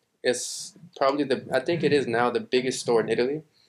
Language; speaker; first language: English; early bilingual, other home language; Spanish